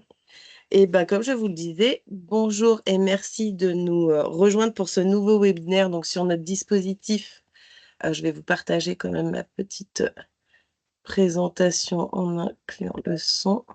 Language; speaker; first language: French; native; French